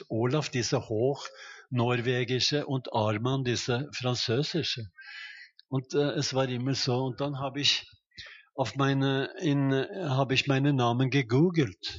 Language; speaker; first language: German; non-native, fluent; Norwegian